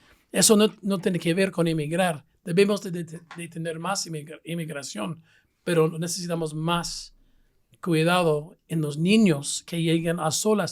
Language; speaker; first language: Spanish; non-native, fluent; English